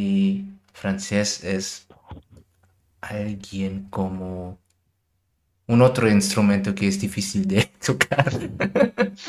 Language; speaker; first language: Spanish; non-native, learner; German